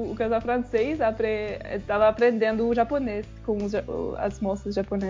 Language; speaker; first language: Portuguese; non-native, fluent; French